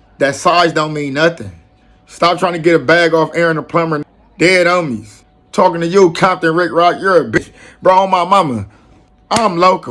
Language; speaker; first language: English; native; English